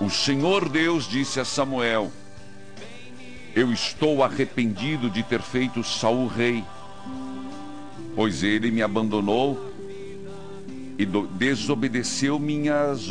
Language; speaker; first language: Portuguese; native; Portuguese